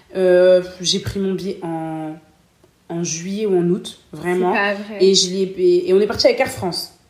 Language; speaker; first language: French; native; French